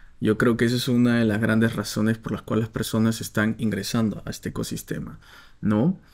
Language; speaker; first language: Spanish; native; Spanish